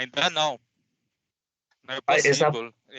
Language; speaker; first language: Portuguese; non-native, learner; Spanish